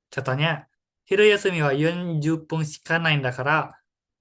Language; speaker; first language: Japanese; non-native, fluent; Indonesian